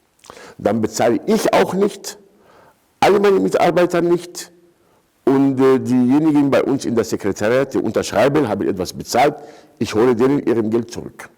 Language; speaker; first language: German; non-native, fluent; Arabic